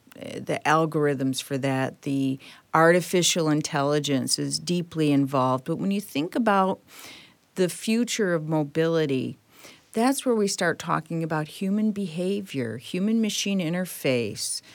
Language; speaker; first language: English; native; English